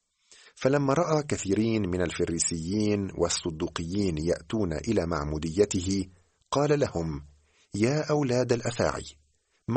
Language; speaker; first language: Arabic; native; Arabic